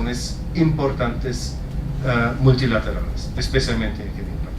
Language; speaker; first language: Spanish; non-native, fluent; German